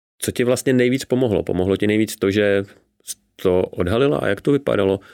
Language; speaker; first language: Czech; native; Czech